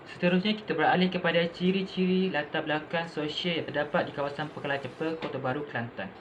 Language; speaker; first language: Malay; native; Malay